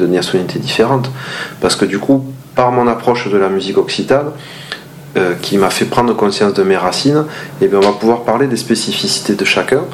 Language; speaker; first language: French; native; French